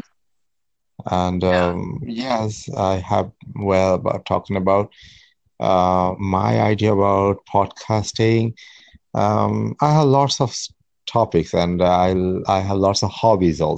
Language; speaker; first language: English; non-native, local second language; Bangla